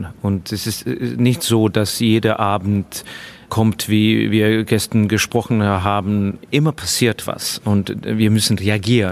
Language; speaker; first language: German; non-native, fluent; Estonian